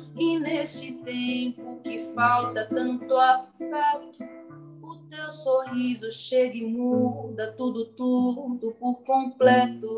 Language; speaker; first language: Portuguese; native; Portuguese